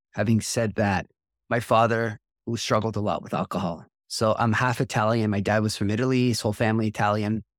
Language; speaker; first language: English; native; English